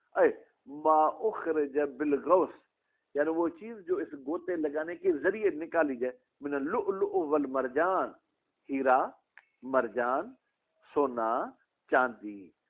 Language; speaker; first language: Urdu; non-native, local second language; Sindhi